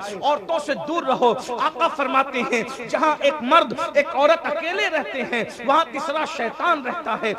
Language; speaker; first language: Urdu; native; Urdu